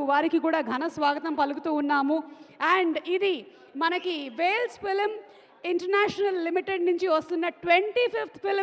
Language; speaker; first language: Telugu; native; Telugu